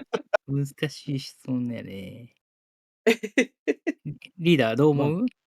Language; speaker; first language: Japanese; native; Japanese